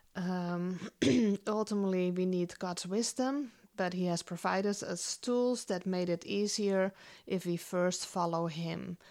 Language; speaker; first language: English; non-native, fluent; Dutch